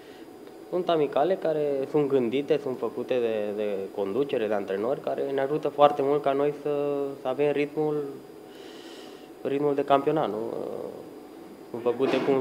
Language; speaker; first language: Romanian; early bilingual, heritage; Romanian